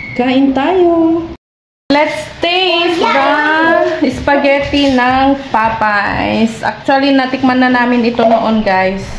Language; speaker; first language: Filipino; non-native, local second language; Iloko